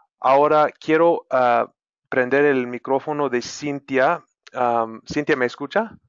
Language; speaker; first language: Spanish; non-native, fluent; English